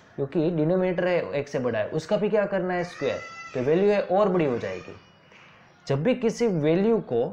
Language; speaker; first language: Hindi; non-native, local second language; Gujarati